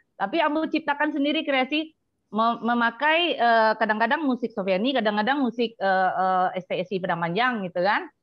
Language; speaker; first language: Indonesian; non-native, local second language; Minangkabau